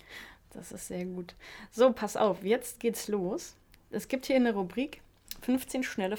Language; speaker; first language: German; native; German